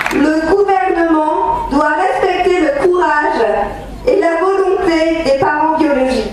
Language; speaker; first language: French; native; French